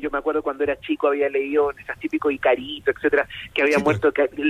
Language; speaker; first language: Spanish; native; Spanish